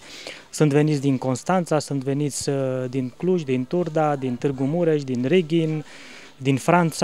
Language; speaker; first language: Romanian; native; Romanian